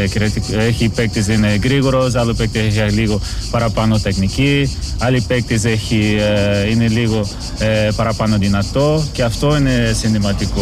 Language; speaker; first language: Greek; non-native, learner; Portuguese